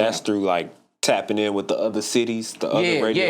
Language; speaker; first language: English; native; English